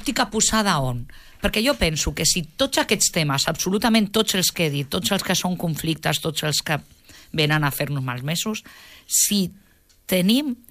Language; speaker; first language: Catalan; native; Catalan